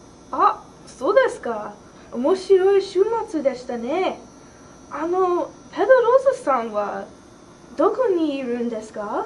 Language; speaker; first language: Japanese; non-native, learner; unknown